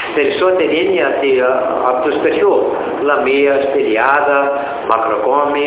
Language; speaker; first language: Greek; early bilingual, heritage; Greek